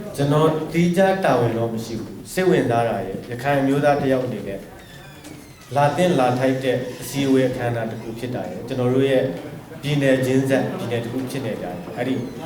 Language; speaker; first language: Burmese; native; Burmese